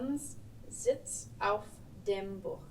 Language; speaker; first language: German; non-native, learner; English